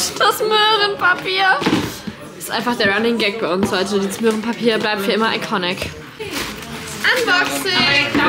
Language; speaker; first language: German; native; German